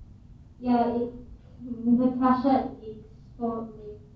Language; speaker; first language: German; non-native, learner; English